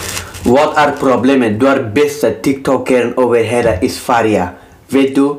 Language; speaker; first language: Swedish; non-native, learner; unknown